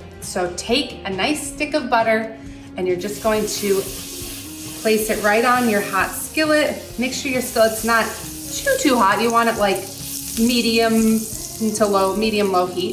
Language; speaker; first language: English; native; English